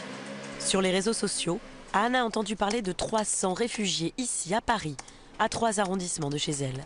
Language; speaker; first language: French; native; French